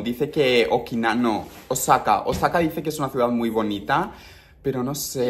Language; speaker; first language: Spanish; native; Spanish